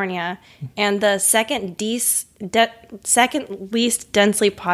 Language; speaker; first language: English; native; English